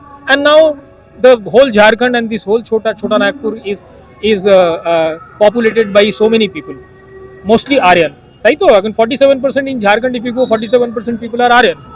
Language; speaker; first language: English; non-native, local second language; Hindi